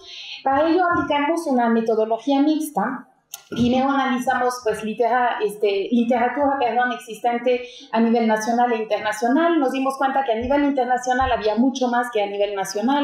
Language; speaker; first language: Spanish; native; Spanish